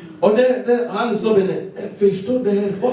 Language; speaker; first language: Swedish; non-native, learner; Lingala